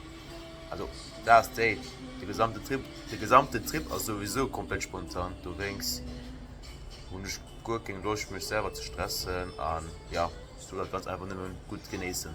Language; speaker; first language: German; non-native, local second language; Luxembourgish